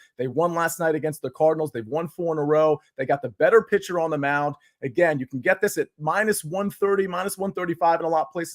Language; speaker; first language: English; native; English